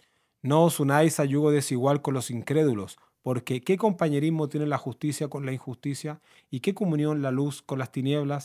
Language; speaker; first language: Spanish; native; Spanish